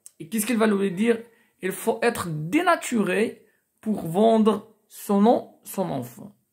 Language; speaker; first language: French; non-native, local second language; Arabic